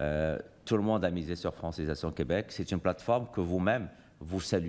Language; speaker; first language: French; native; French